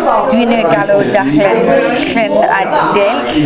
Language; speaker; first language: Welsh; non-native, learner; English